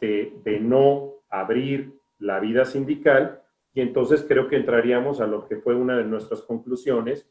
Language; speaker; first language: Spanish; native; Spanish